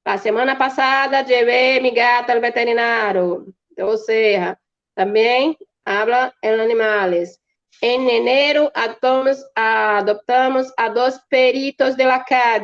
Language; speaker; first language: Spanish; non-native, fluent; Portuguese